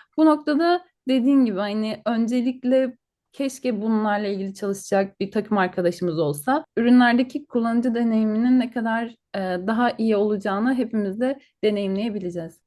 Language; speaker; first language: Turkish; native; Turkish